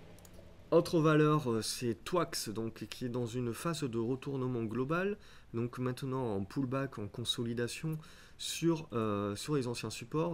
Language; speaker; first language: French; native; French